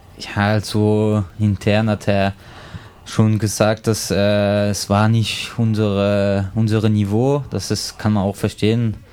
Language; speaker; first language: German; non-native, fluent; French